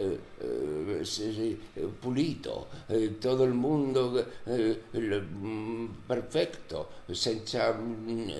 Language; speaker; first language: Italian; non-native, learner; Spanish